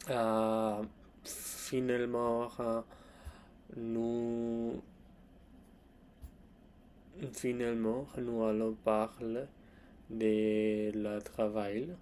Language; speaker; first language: French; non-native, learner; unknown